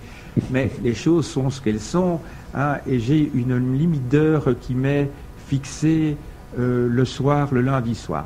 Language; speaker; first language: French; native; French